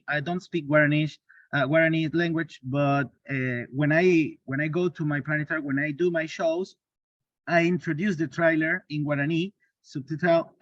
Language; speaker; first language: English; non-native, learner; Spanish